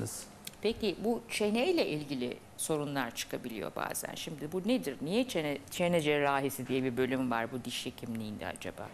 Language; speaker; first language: Turkish; native; Turkish